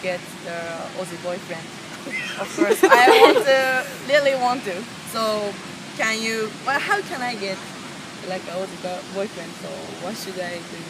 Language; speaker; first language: English; non-native, learner; Japanese